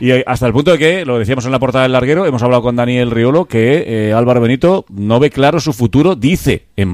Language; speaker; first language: Spanish; native; Spanish